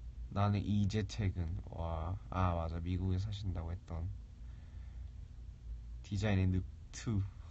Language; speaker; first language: Korean; early bilingual, heritage; Korean